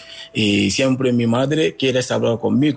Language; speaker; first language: Spanish; non-native, learner; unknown